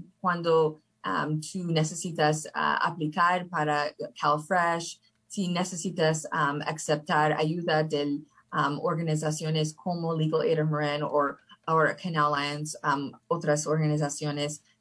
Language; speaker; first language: Spanish; early bilingual, heritage; English